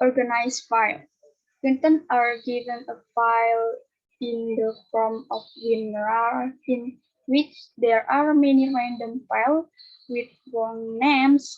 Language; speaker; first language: English; non-native, learner; Indonesian